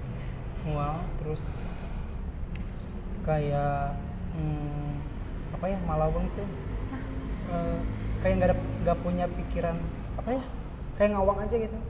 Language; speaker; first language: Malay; non-native, local second language; Sundanese